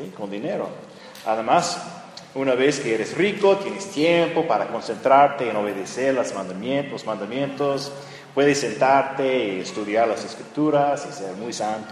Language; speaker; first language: Spanish; non-native, fluent; English